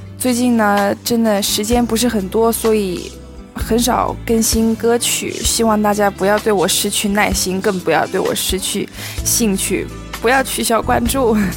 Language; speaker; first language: Chinese; early bilingual, heritage; German